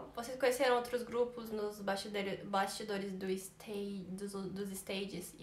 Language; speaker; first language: Portuguese; native; Portuguese